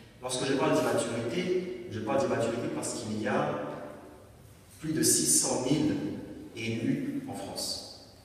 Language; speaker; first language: French; native; French